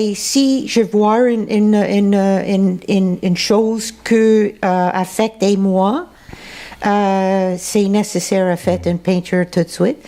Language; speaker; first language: French; non-native, local second language; English